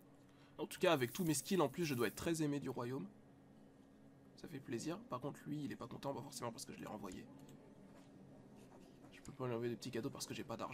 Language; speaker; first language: French; native; French